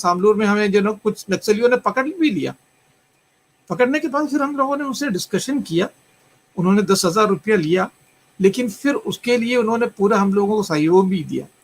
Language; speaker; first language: Hindi; non-native, local second language; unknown